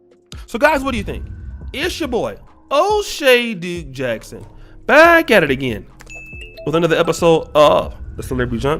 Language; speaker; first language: English; native; English